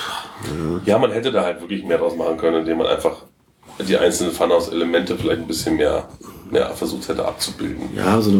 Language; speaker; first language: German; native; German